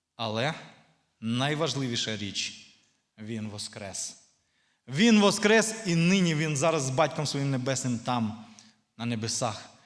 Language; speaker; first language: Ukrainian; non-native, local second language; Russian